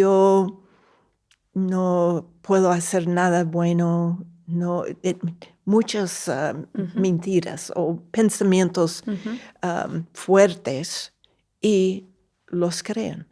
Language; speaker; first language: Spanish; non-native, fluent; English